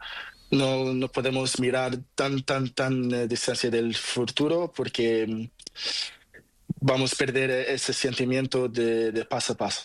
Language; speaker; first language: Spanish; non-native, learner; Portuguese